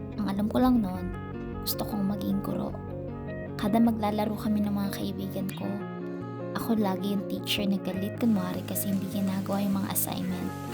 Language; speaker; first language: Filipino; native; Filipino